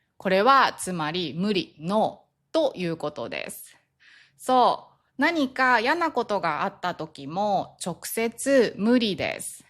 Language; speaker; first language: Japanese; native; Japanese